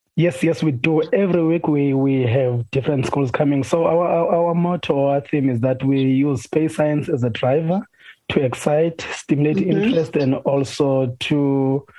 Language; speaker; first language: English; non-native, local second language; Xhosa